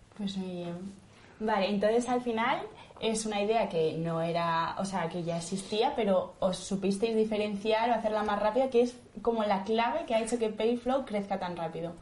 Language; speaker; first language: Spanish; native; Spanish